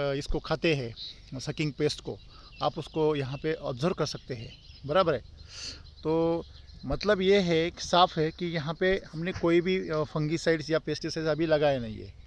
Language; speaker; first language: Hindi; non-native, local second language; Marathi